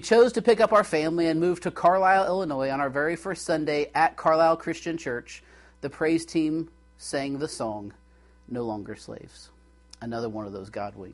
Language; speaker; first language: English; native; English